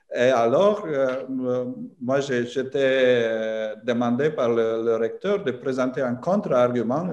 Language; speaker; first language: French; non-native, fluent; Romanian